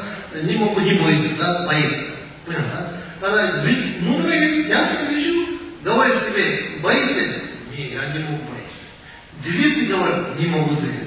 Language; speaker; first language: Russian; non-native, learner; Tibetan